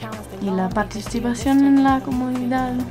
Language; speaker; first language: Spanish; non-native, learner; German